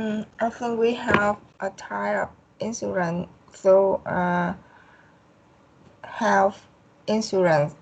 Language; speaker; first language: English; non-native, learner; Vietnamese